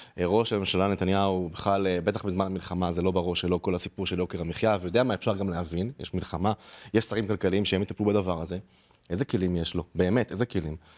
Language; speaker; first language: Hebrew; native; Hebrew